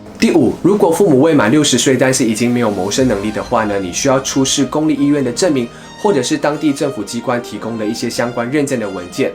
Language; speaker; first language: Chinese; native; Chinese